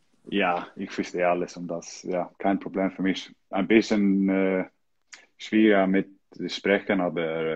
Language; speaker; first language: German; non-native, learner; Icelandic